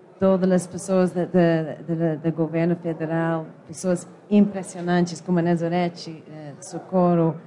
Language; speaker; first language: Portuguese; non-native, fluent; English